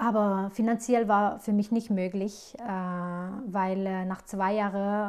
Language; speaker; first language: German; non-native, fluent; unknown